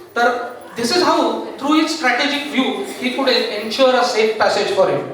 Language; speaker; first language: English; non-native, local second language; Marathi